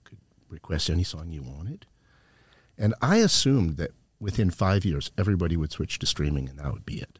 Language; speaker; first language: English; native; English